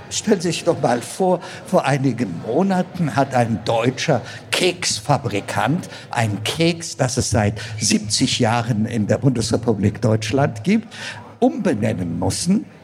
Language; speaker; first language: German; non-native, fluent; Amharic